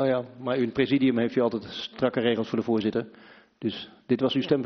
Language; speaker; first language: Dutch; native; Dutch